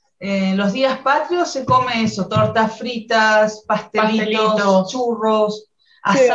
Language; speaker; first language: Spanish; native; Spanish